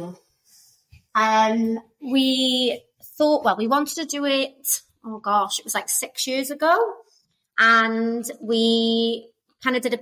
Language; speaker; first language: English; native; English